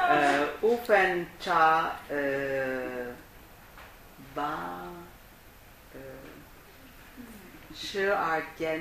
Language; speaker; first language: Chinese; non-native, learner; Italian